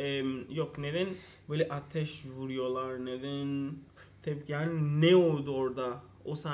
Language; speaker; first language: Turkish; non-native, learner; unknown